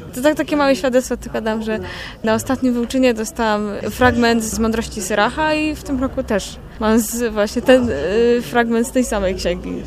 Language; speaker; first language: Polish; native; Polish